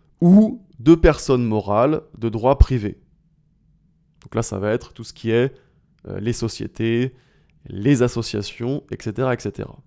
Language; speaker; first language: French; native; French